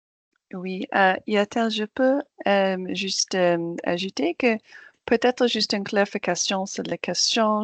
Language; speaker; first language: French; non-native, fluent; English